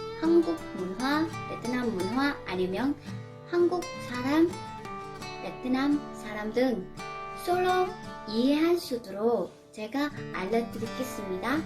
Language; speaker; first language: Korean; non-native, learner; Vietnamese